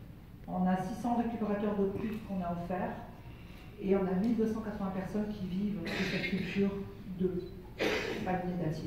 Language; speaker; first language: French; native; French